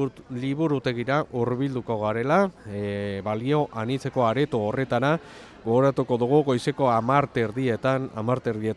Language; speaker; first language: Basque; native; Basque